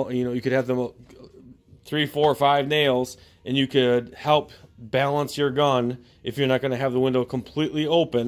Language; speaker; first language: English; native; English